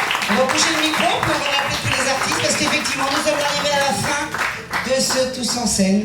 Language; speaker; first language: French; native; French